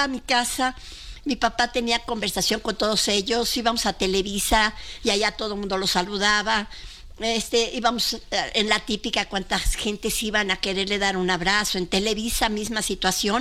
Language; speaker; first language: Spanish; native; Spanish